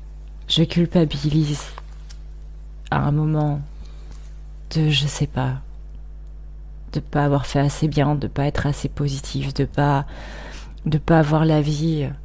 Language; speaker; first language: French; native; French